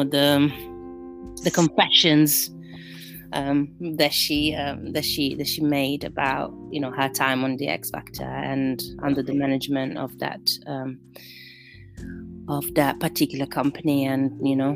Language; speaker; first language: English; non-native, fluent; Italian